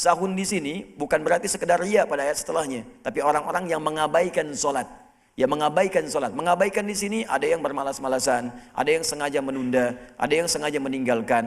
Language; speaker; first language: Indonesian; native; Indonesian